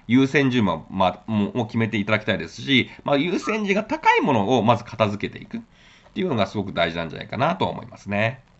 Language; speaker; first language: Japanese; native; Japanese